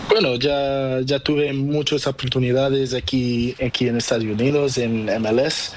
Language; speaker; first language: Spanish; non-native, learner; Portuguese